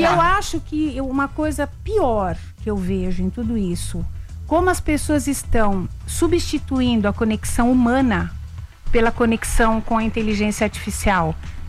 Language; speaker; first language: Portuguese; native; Portuguese